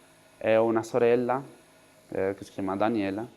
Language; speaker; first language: Italian; non-native, fluent; Spanish